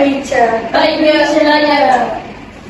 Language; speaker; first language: English; non-native, local second language; Malay